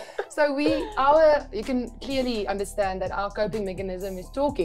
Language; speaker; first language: English; non-native, local second language; Afrikaans